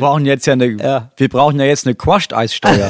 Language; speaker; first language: German; native; German